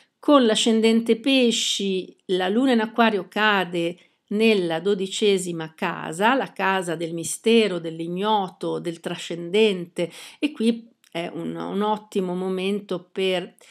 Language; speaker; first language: Italian; native; Italian